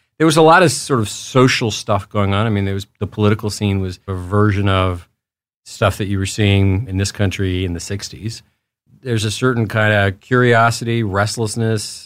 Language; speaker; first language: English; early bilingual, other home language; Spanish